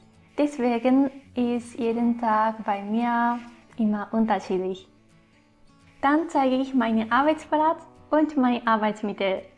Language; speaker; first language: German; non-native, fluent; Japanese